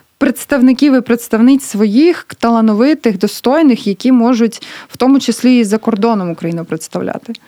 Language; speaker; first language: Ukrainian; native; Ukrainian